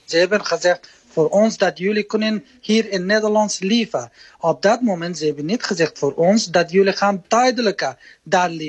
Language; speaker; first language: Dutch; non-native, learner; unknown